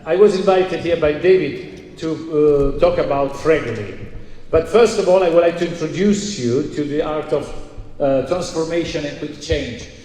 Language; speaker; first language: English; non-native, fluent; Italian